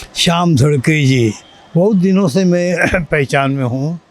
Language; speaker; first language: Hindi; non-native, local second language; Marathi